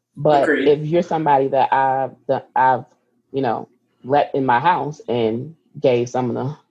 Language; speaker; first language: English; native; English